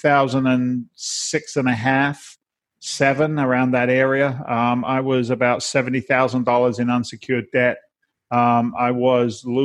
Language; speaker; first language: English; native; English